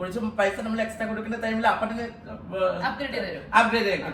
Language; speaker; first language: Malayalam; non-native, local second language; Assamese